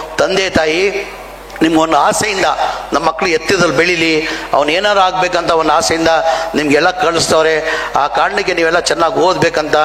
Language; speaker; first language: Kannada; non-native, local second language; Urdu